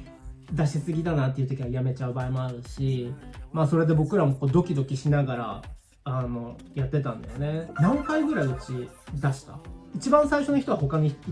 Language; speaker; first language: Japanese; native; Japanese